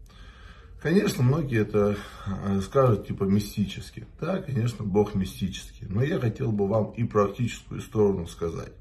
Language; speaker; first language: Russian; native; Russian